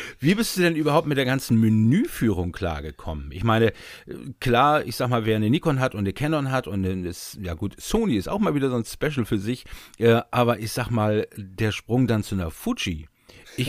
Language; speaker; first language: German; native; German